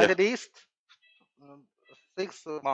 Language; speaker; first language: English; non-native, learner; Chinese